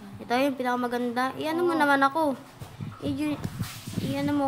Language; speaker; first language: Filipino; native; Filipino